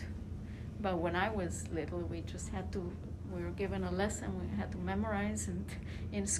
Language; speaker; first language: English; non-native, fluent; Romanian